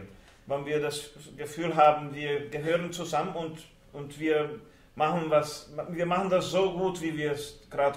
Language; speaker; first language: German; non-native, fluent; Hungarian